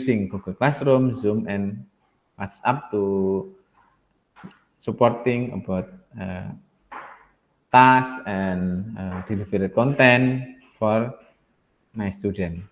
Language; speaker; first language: English; non-native, learner; Indonesian